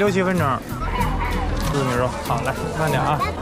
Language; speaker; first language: Chinese; native; Chinese